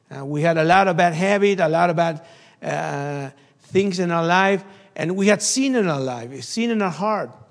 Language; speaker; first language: English; non-native, learner; Spanish